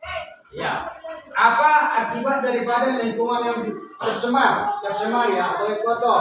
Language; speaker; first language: Indonesian; native; Indonesian